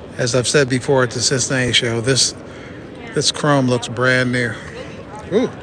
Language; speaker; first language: English; native; English